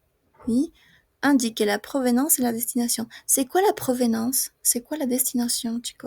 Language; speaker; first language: French; non-native, fluent; Spanish